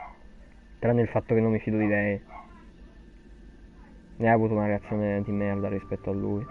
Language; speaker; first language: Italian; native; Italian